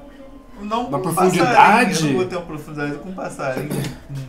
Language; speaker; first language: Portuguese; native; Portuguese